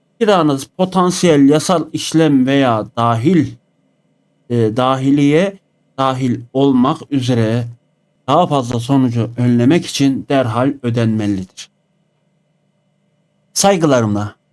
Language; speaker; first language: Turkish; native; Turkish